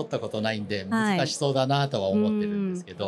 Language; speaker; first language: Japanese; native; Japanese